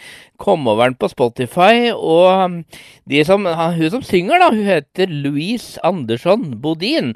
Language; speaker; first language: Norwegian; native; Norwegian